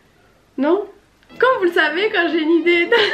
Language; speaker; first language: French; native; French